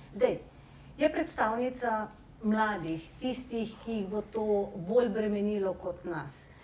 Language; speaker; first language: Slovenian; native; Slovenian